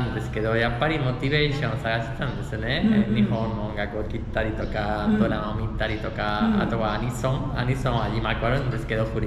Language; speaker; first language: Japanese; non-native, fluent; Spanish